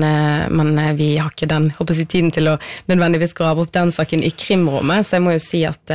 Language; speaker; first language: Norwegian; native; Norwegian